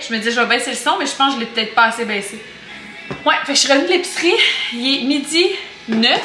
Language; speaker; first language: French; native; French